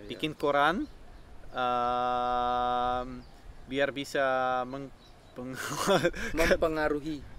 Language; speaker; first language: Indonesian; non-native, fluent; Dutch